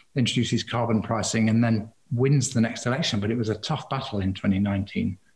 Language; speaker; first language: English; native; English